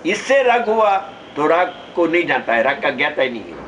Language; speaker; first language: Hindi; non-native, local second language; Gujarati